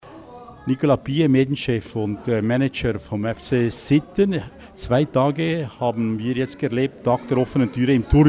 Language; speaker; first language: German; native; German